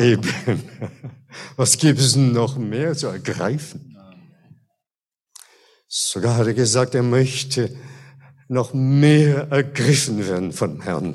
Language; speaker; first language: German; non-native, fluent; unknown